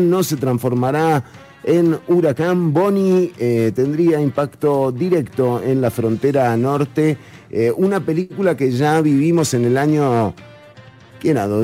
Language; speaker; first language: Spanish; native; Spanish